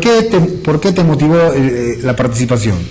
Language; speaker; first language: Spanish; native; Spanish